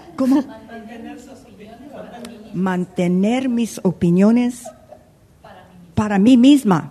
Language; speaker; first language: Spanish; early bilingual, heritage; Spanish